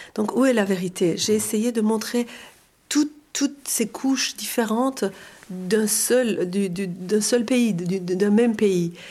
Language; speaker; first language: French; non-native, fluent; Persian